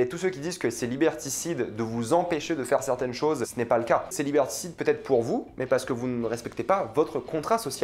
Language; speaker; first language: French; native; French